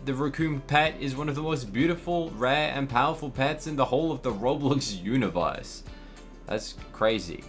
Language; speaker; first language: English; native; English